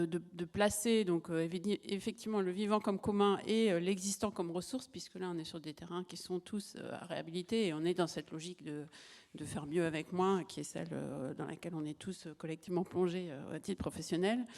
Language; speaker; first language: French; native; French